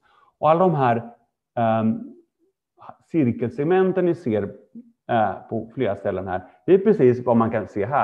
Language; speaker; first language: Swedish; native; Swedish